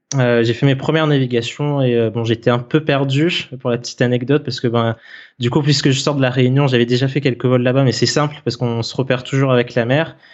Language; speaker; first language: French; native; French